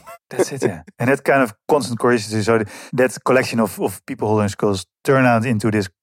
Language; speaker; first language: English; non-native, fluent; Dutch